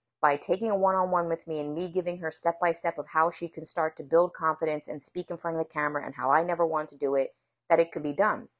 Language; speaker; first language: English; native; English